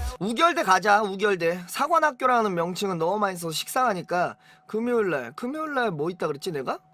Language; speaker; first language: Korean; native; Korean